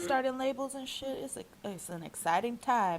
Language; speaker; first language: English; native; English